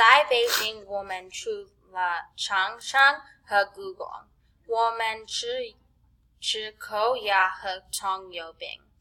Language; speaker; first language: Chinese; non-native, learner; English